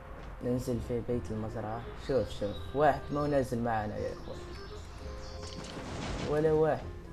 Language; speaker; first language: Arabic; native; Arabic